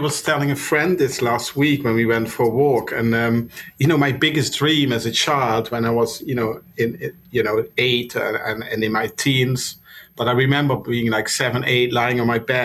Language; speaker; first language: English; non-native, fluent; Dutch